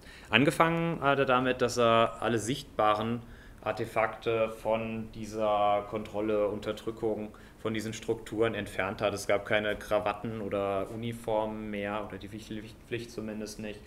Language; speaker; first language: German; native; German